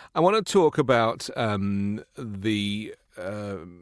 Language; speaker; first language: English; native; English